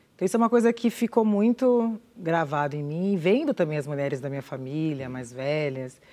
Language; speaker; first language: Portuguese; native; Portuguese